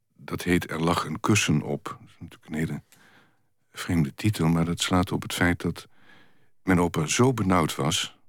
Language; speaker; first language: Dutch; native; Dutch